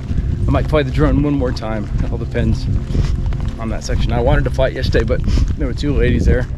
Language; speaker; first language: English; native; English